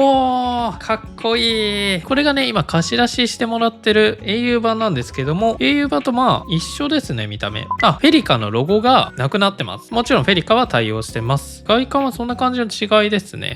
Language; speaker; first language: Japanese; native; Japanese